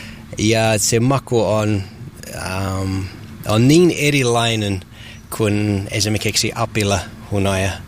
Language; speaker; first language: Finnish; non-native, learner; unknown